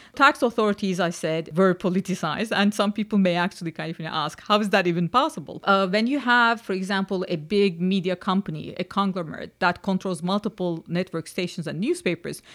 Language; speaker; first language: English; non-native, fluent; Turkish